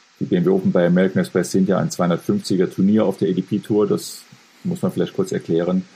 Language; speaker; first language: German; native; German